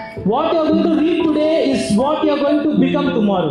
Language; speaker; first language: English; non-native, local second language; Tamil